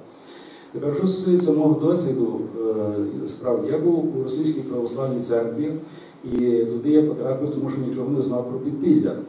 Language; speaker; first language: Ukrainian; native; Ukrainian